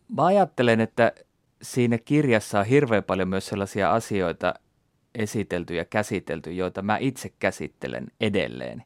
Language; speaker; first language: Finnish; native; Finnish